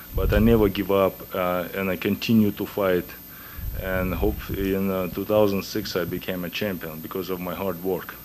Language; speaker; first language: English; non-native, fluent; Russian